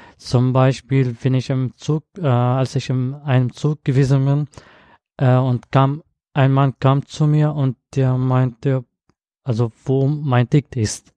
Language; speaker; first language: German; non-native, learner; Arabic